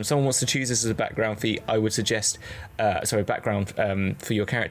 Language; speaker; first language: English; native; English